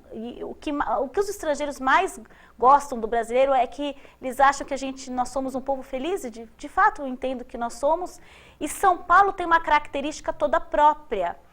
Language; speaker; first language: Portuguese; native; Portuguese